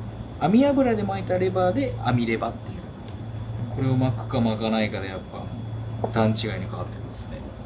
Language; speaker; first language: Japanese; native; Japanese